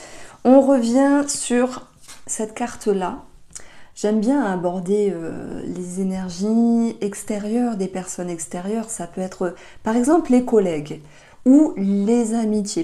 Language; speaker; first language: French; native; French